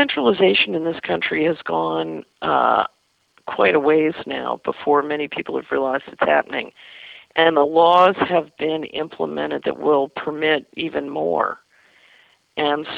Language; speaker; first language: English; native; English